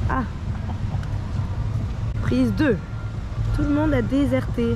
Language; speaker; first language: French; native; French